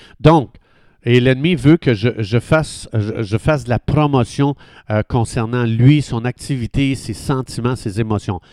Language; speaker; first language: French; native; French